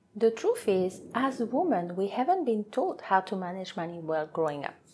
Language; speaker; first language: English; non-native, fluent; French